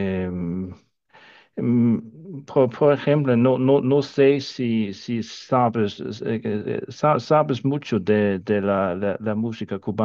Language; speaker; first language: Spanish; non-native, fluent; Danish